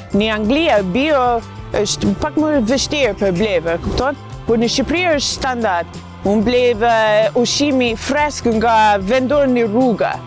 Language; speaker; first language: Albanian; non-native, learner; English